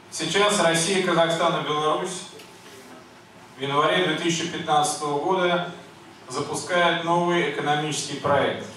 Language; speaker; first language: Russian; native; Russian